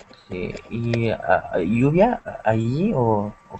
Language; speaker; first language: Spanish; non-native, learner; Arabic